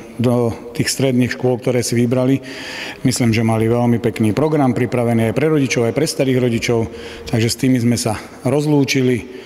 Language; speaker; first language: Slovak; native; Slovak